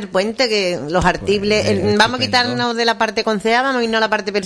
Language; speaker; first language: Spanish; native; Spanish